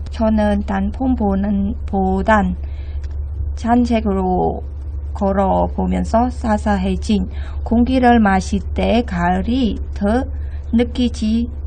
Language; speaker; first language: Korean; non-native, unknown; Khmer